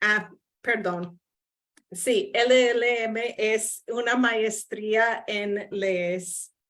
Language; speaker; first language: Spanish; non-native, fluent; English